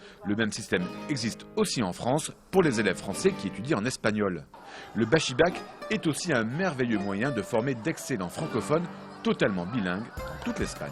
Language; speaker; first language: French; native; French